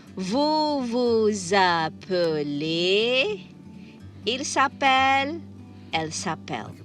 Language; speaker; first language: French; non-native, learner; Malay